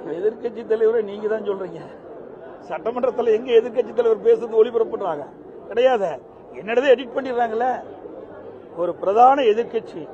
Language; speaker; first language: Tamil; native; Tamil